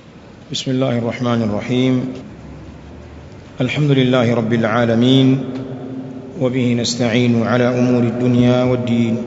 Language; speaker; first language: Arabic; non-native, fluent; Swahili